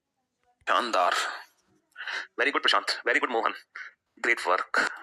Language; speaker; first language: Hindi; native; Hindi